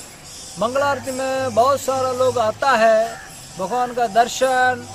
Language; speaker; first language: Hindi; non-native, local second language; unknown